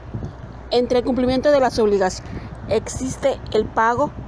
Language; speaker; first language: Spanish; native; Spanish